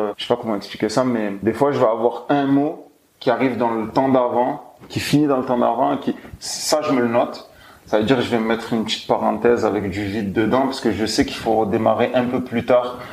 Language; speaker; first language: French; native; French